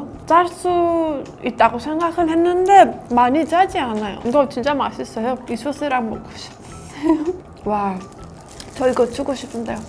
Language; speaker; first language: Korean; non-native, fluent; Persian